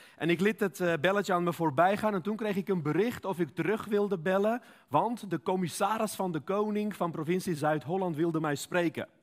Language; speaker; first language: Dutch; non-native, fluent; Armenian